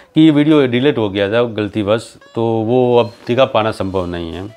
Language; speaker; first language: Hindi; native; Hindi